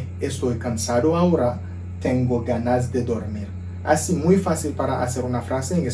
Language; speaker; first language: Spanish; non-native, fluent; Haitian Creole